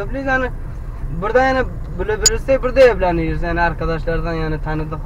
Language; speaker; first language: Turkish; non-native, learner; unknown